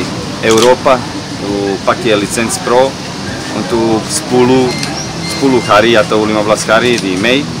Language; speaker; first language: Indonesian; non-native, learner; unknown